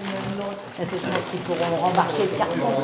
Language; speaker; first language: French; native; French